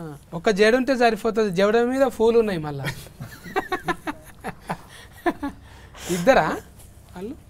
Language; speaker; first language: Telugu; native; Telugu